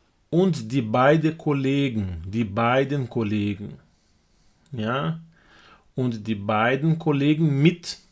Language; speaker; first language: German; non-native, fluent; Portuguese